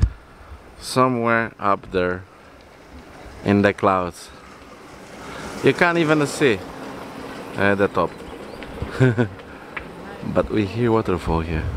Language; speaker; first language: English; non-native, fluent; Polish